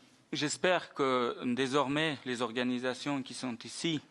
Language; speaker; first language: French; non-native, fluent; Persian